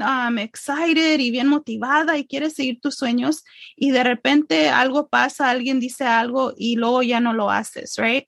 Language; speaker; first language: Spanish; early bilingual, heritage; English